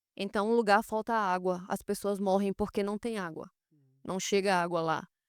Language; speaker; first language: Portuguese; native; Portuguese